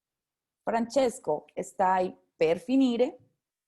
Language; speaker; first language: Italian; non-native, fluent; Spanish